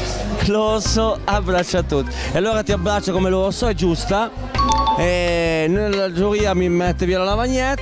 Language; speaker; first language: Italian; native; Italian